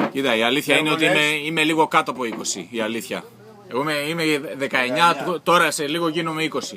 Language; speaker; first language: Greek; native; Greek